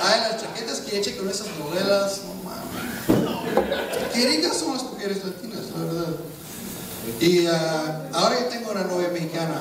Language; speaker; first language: Spanish; non-native, fluent; English